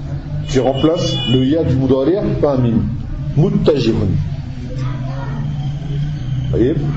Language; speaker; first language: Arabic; non-native, fluent; French